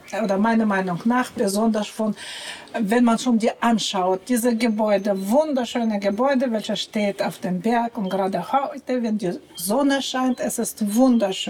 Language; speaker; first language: German; non-native, fluent; Russian